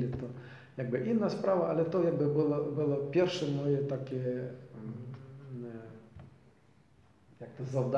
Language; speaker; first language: Polish; non-native, learner; Ukrainian